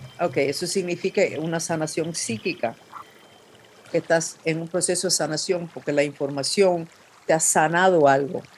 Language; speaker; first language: Spanish; non-native, fluent; English